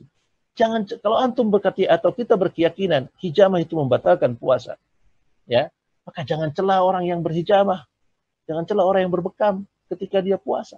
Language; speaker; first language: Indonesian; native; Indonesian